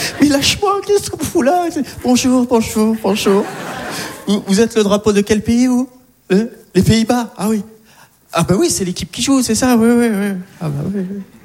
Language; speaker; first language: French; early bilingual, other home language; Arabic